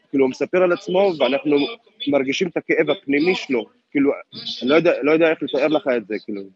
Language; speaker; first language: Hebrew; non-native, local second language; Arabic